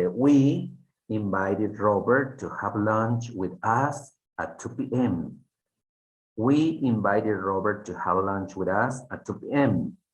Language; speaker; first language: English; non-native, fluent; Spanish